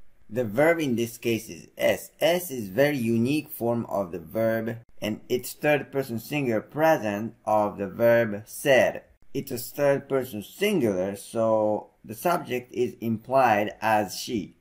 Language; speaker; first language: English; non-native, fluent; Japanese